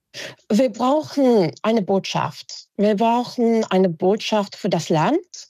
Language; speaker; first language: German; non-native, fluent; English